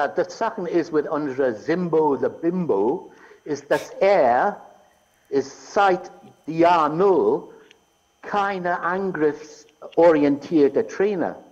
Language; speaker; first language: German; non-native, fluent; English